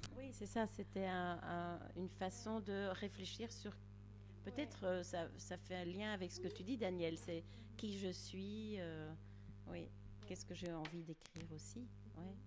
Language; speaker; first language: French; native; French